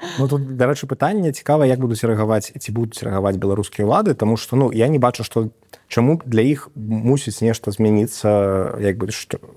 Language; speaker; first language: Belarusian; non-native, local second language; Russian